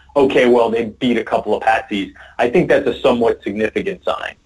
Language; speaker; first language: English; native; English